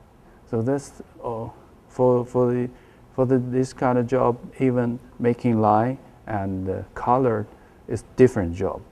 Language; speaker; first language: English; non-native, learner; Chinese